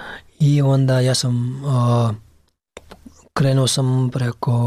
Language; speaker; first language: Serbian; non-native, learner; Pashto